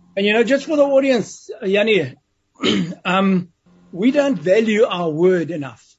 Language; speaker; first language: English; native; English